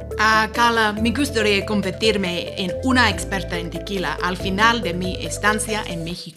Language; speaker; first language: Spanish; non-native, fluent; English